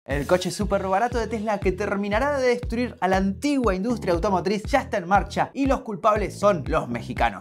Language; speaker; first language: Spanish; native; Spanish